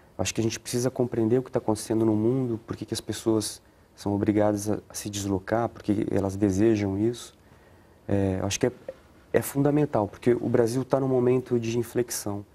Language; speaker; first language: Portuguese; native; Portuguese